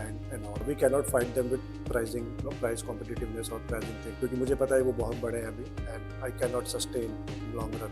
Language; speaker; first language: English; non-native, local second language; Hindi